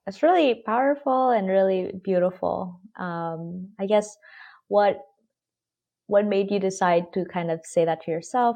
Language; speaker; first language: English; non-native, local second language; Filipino